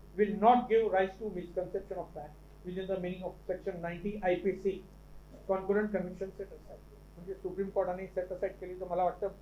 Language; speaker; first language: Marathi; non-native, local second language; Urdu